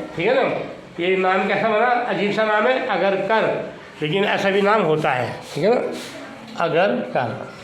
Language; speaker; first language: Hindi; native; Hindi